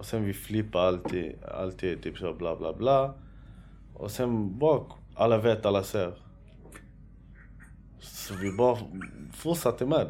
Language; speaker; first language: Swedish; early bilingual, other home language; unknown